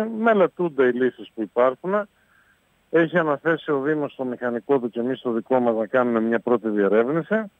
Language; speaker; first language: Greek; native; Greek